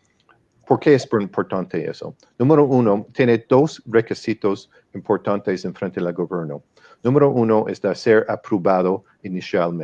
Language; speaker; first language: Spanish; non-native, fluent; English